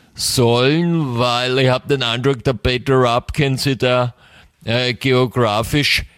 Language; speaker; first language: German; native; German